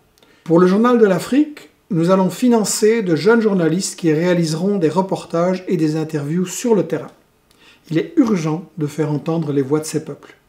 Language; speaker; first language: French; native; French